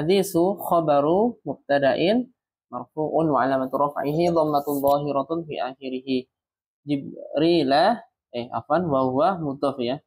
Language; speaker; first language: Arabic; non-native, fluent; Indonesian